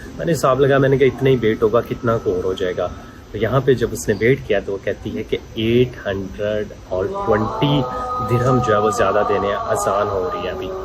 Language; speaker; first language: Hindi; native; Hindi